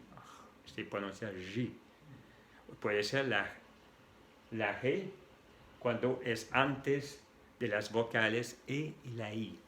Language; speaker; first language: Spanish; non-native, fluent; French